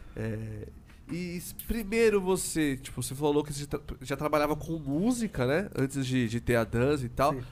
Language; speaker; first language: Portuguese; native; Portuguese